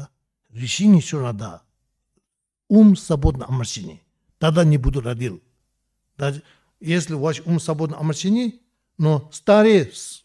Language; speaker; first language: Russian; non-native, learner; Tibetan